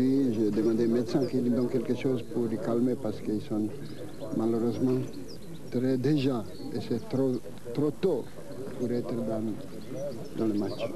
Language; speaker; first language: French; non-native, fluent; Croatian